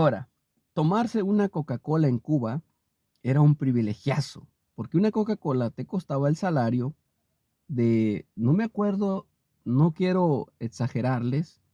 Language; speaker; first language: Spanish; native; Spanish